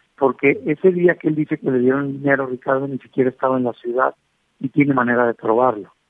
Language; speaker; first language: Spanish; native; Spanish